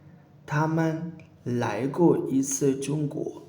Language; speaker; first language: Chinese; non-native, fluent; Urdu